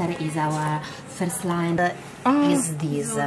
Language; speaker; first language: English; non-native, learner; Italian